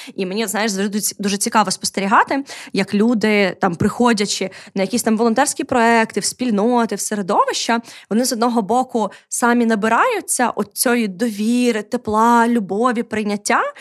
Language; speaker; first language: Ukrainian; native; Ukrainian